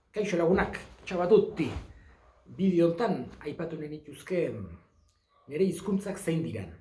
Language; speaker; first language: Basque; native; Basque